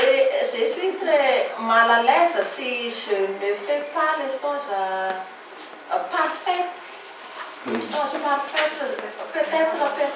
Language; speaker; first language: French; non-native, local second language; Malagasy